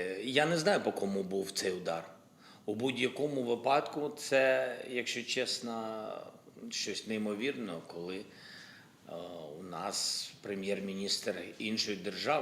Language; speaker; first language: Ukrainian; non-native, local second language; Russian